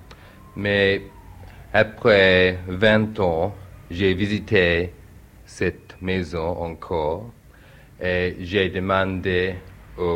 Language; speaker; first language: French; non-native, learner; English